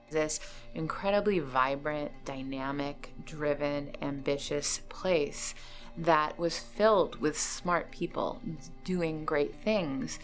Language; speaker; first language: English; native; English